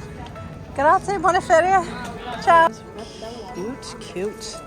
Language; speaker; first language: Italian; non-native, learner; English